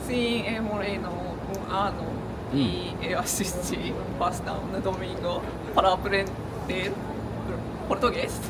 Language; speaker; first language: Portuguese; non-native, learner; Japanese